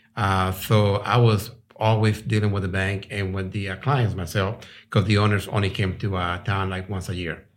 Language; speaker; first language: English; non-native, fluent; Spanish